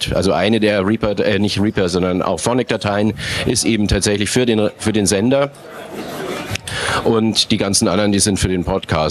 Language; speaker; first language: German; native; German